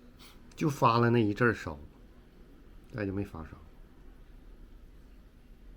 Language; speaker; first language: Chinese; native; Chinese